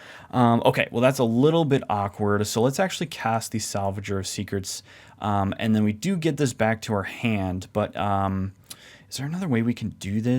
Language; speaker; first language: English; native; English